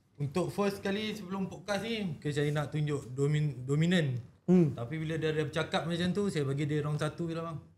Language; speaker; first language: Malay; native; Malay